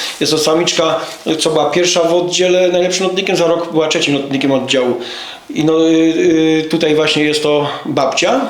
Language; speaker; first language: Polish; native; Polish